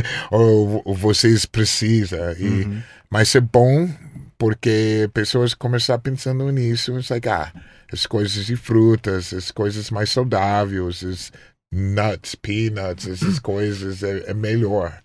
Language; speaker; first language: Portuguese; non-native, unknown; English